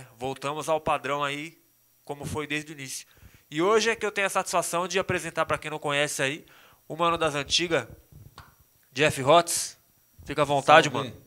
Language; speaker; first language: Portuguese; native; Portuguese